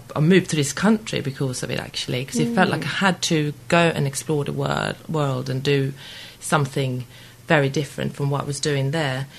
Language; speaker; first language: English; non-native, fluent; Swedish